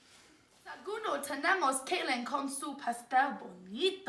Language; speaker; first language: Spanish; non-native, learner; English